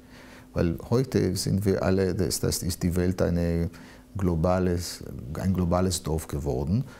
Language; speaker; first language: German; non-native, fluent; Hebrew